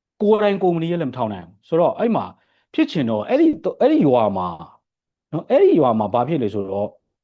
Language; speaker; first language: Burmese; native; Burmese